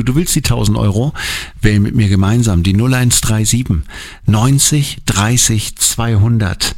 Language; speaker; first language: German; native; German